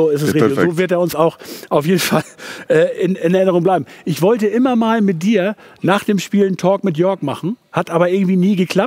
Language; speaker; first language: German; native; German